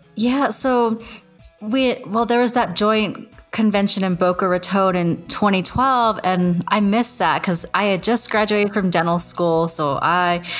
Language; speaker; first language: English; native; English